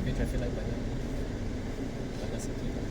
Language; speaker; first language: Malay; non-native, local second language; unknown